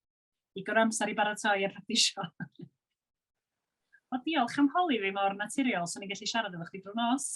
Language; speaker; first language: Welsh; native; Welsh